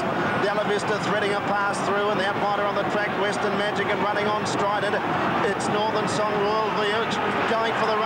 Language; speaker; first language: English; native; English